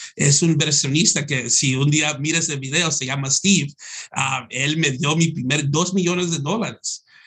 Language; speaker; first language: Spanish; early bilingual, heritage; Spanish